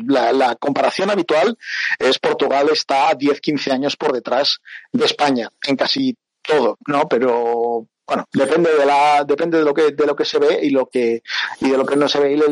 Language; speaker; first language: Spanish; early bilingual, other home language; Portuguese